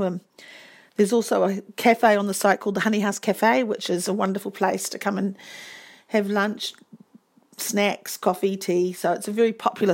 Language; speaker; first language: English; native; English